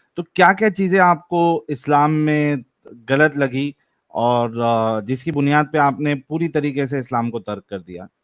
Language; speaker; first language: Hindi; native; Hindi